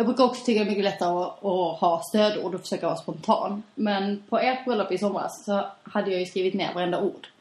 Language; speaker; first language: Swedish; native; Swedish